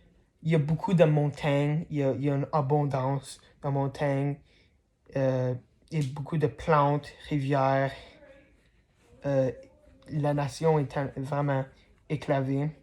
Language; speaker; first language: French; non-native, learner; English